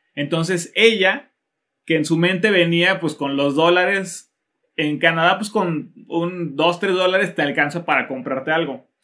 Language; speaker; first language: Spanish; native; Spanish